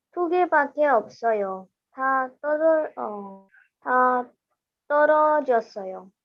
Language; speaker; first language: Korean; non-native, learner; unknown